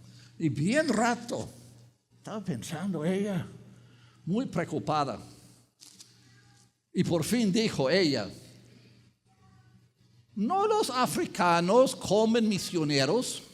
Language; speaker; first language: Spanish; non-native, fluent; English